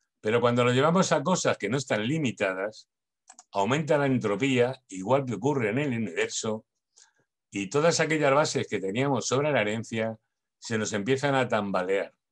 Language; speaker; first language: Spanish; native; Spanish